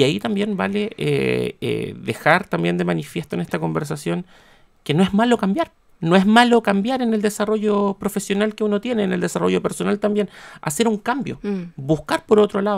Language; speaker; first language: Spanish; native; Spanish